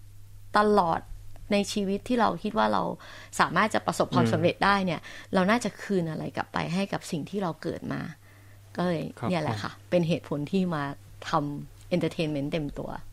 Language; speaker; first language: Thai; native; Thai